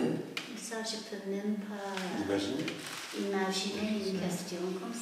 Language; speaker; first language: French; non-native, fluent; English